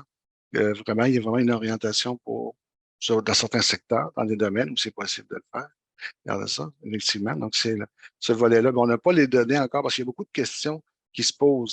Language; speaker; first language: French; native; French